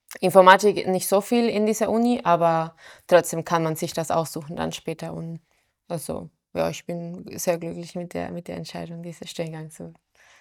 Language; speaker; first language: German; non-native, fluent; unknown